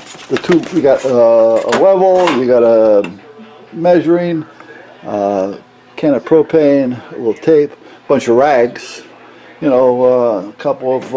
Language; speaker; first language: English; native; English